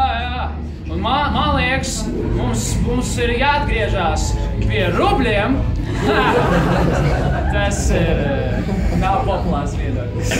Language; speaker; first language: Latvian; non-native, local second language; Russian